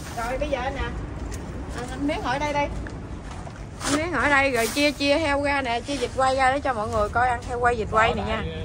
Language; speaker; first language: Vietnamese; native; Vietnamese